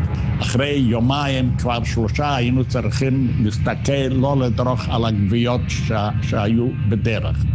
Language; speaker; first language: Hebrew; non-native, fluent; Yiddish